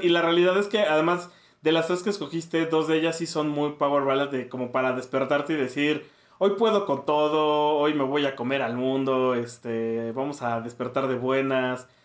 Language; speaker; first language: Spanish; native; Spanish